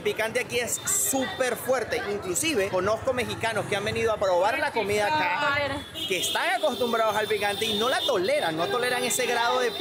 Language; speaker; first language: Spanish; native; Spanish